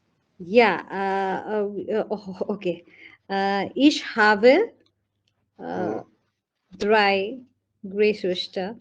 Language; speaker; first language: German; non-native, learner; Hindi